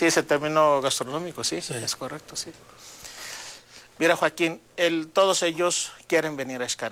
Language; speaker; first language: Spanish; non-native, fluent; Greek